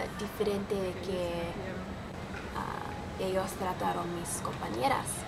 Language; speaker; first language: Spanish; non-native, learner; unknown